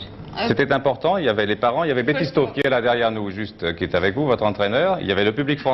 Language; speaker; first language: French; native; French